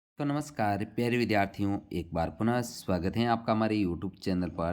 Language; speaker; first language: Hindi; native; Hindi